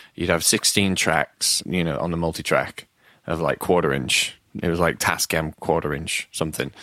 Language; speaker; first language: English; native; English